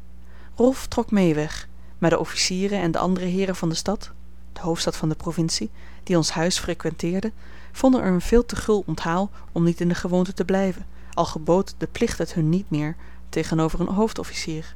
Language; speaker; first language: Dutch; native; Dutch